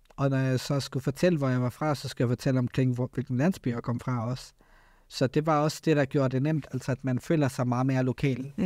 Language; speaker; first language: Danish; early bilingual, other home language; Arabic